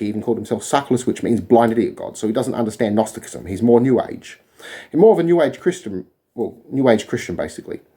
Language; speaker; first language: English; native; English